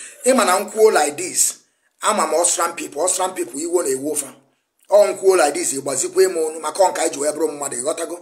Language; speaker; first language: English; non-native, local second language; Igbo